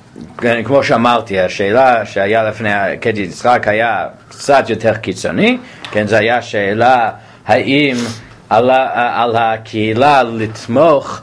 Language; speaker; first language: Hebrew; non-native, fluent; English